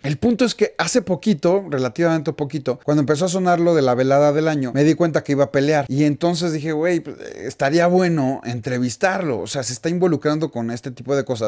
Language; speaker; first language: Spanish; native; Spanish